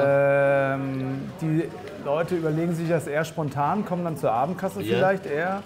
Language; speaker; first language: German; native; German